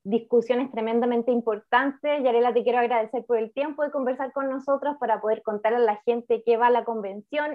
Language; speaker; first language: Spanish; native; Spanish